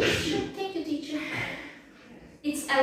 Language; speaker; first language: English; non-native, learner; Turkish